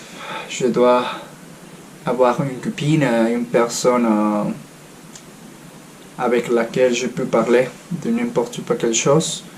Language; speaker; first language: French; non-native, fluent; Spanish